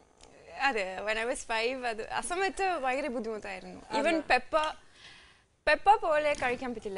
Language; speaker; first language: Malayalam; non-native, fluent; French